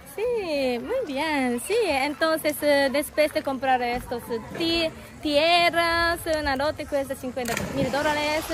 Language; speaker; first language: Spanish; non-native, fluent; Japanese